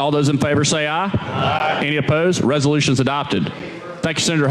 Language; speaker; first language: English; native; English